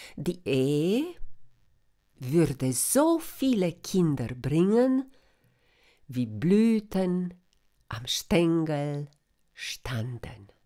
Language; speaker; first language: German; non-native, fluent; Romanian